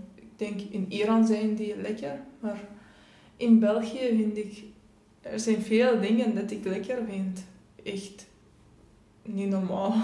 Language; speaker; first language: Dutch; non-native, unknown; Persian